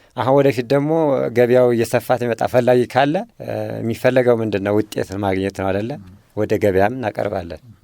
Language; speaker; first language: Amharic; native; Amharic